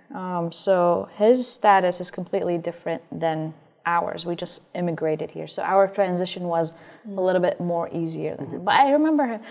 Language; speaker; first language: English; non-native, fluent; Arabic